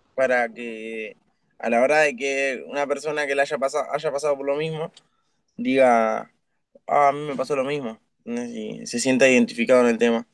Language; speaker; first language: Spanish; native; Spanish